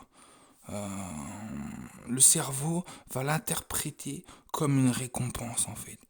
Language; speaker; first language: French; native; French